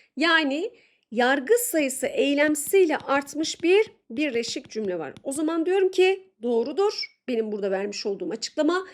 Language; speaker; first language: Turkish; native; Turkish